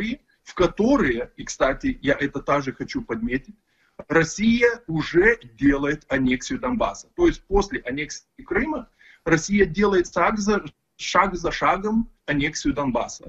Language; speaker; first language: Russian; non-native, fluent; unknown